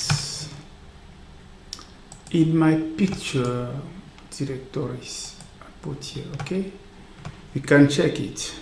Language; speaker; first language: English; non-native, learner; French